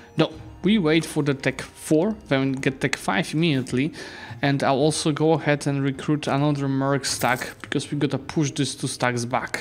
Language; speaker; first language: English; non-native, fluent; Polish